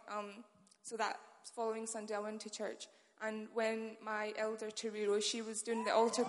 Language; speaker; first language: English; non-native, local second language; Urdu